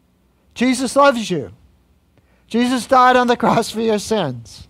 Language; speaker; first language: English; native; English